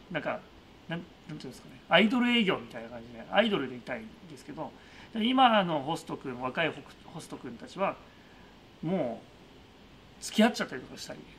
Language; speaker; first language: Japanese; native; Japanese